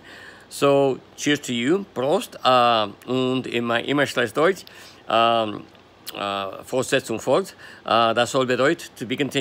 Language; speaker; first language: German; non-native, learner; English